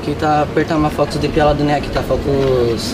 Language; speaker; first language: Indonesian; early bilingual, heritage; Portuguese